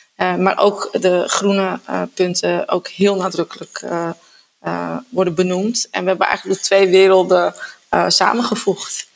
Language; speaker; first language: Dutch; native; Dutch